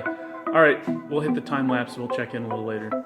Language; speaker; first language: English; native; English